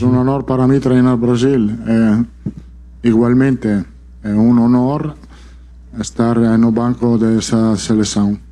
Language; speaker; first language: Portuguese; non-native, fluent; Italian